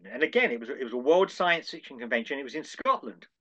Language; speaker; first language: English; native; English